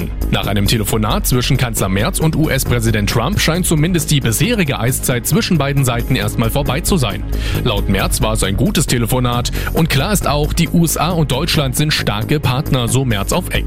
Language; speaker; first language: German; native; German